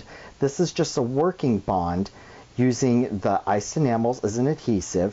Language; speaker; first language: English; native; English